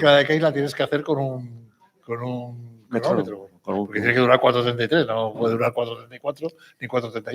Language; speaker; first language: Spanish; native; Spanish